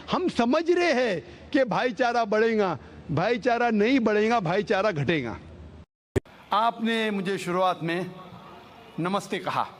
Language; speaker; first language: Urdu; non-native, local second language; Konkani